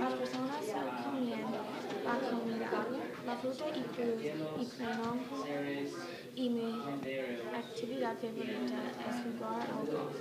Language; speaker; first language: Spanish; non-native, learner; English